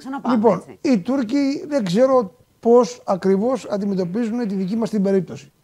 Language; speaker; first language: Greek; native; Greek